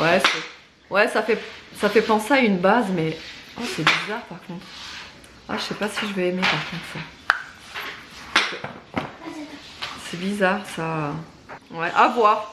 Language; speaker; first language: French; native; French